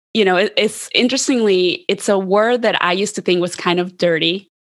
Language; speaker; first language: English; early bilingual, other home language; Spanish